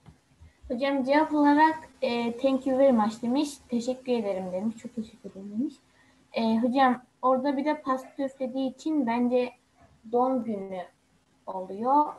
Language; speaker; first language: Turkish; native; Turkish